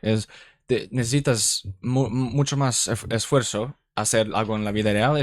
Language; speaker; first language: Spanish; non-native, learner; English